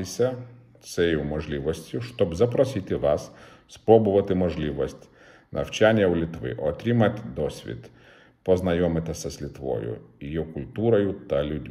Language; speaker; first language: Ukrainian; non-native, fluent; Lithuanian